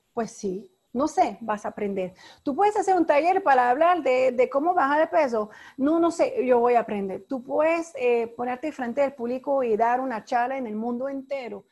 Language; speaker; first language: Spanish; non-native, fluent; French